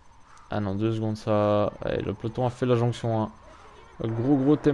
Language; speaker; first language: French; native; French